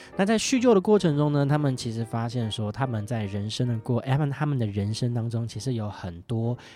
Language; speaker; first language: Chinese; native; Chinese